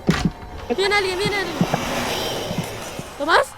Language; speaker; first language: Spanish; native; Spanish